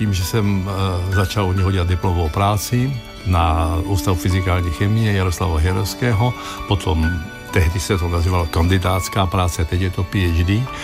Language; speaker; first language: Czech; native; Czech